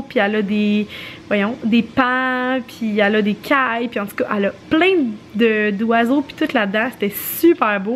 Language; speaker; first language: French; native; French